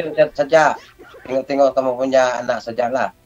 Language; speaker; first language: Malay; non-native, learner; Filipino